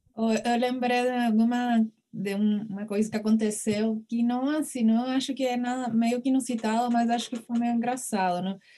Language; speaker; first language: Portuguese; non-native, fluent; Spanish